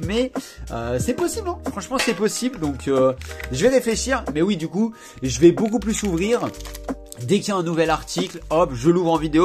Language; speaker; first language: French; native; French